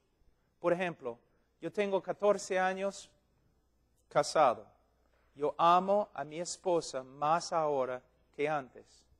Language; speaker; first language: Spanish; non-native, fluent; English